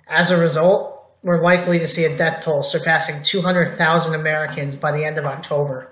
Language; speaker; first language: English; native; English